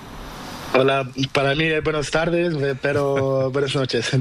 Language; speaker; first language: Spanish; non-native, learner; Portuguese